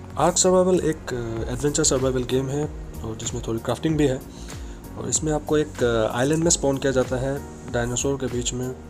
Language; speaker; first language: Hindi; non-native, local second language; Assamese